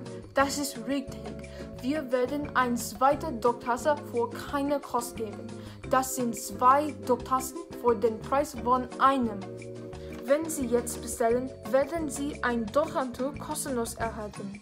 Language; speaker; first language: German; non-native, learner; English